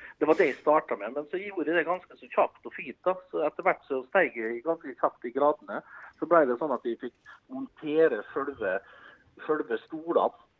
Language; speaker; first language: Norwegian; early bilingual, other home language; Dutch